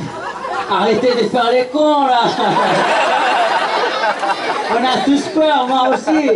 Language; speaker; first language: French; non-native, fluent; Portuguese